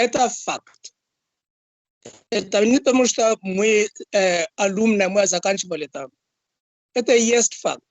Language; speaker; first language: Russian; non-native, fluent; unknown